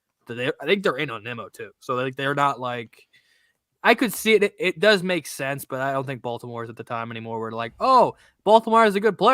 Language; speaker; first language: English; native; English